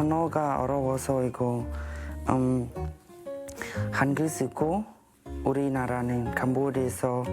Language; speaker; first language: Korean; non-native, learner; Khmer